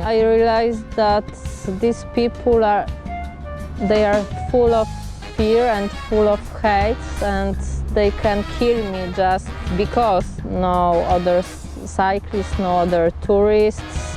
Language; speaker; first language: English; non-native, fluent; Polish